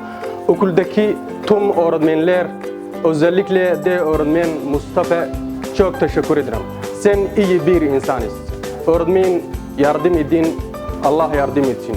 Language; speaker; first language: Turkish; non-native, learner; Somali